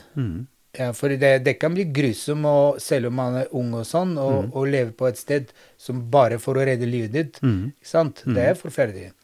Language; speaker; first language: Norwegian; non-native, fluent; Bulgarian